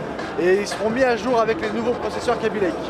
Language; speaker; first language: French; native; French